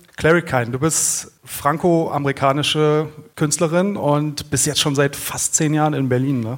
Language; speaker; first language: German; native; German